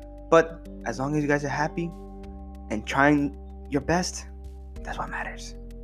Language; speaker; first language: English; native; English